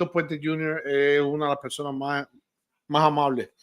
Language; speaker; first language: Spanish; early bilingual, heritage; Spanish